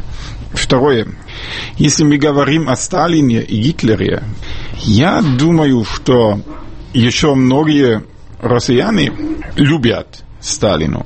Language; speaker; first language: Russian; non-native, fluent; German